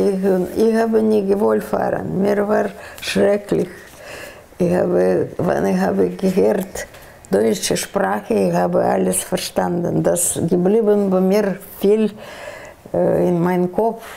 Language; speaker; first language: German; non-native, learner; Russian